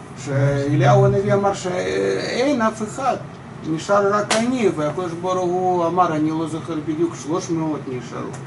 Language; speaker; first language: Hebrew; non-native, fluent; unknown